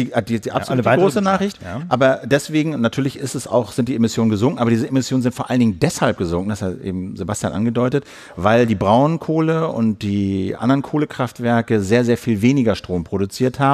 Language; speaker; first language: German; native; German